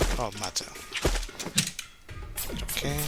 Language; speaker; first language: Korean; non-native, learner; English